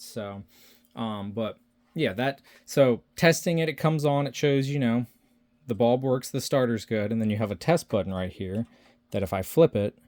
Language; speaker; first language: English; native; English